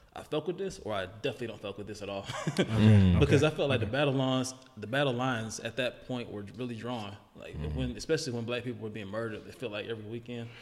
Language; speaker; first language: English; native; English